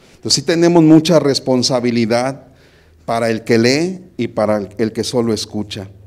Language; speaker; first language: Spanish; native; Spanish